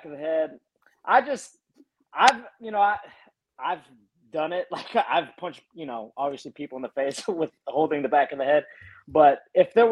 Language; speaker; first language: English; native; English